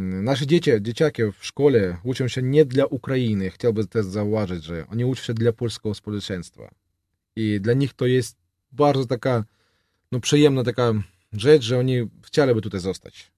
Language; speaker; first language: Polish; non-native, learner; Russian